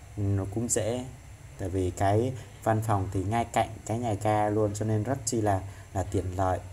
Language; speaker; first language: Vietnamese; non-native, local second language; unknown